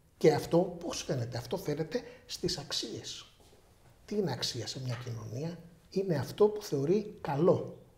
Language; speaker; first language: Greek; early bilingual, heritage; Greek